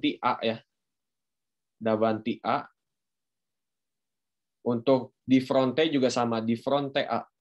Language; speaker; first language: Indonesian; native; Indonesian